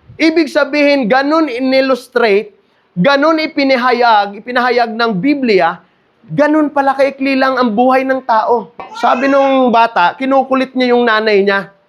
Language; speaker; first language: Filipino; non-native, local second language; Cebuano